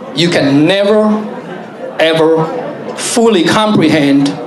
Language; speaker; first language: English; non-native, fluent; Vietnamese